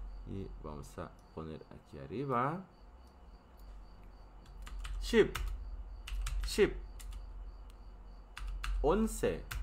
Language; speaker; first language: Spanish; non-native, fluent; Korean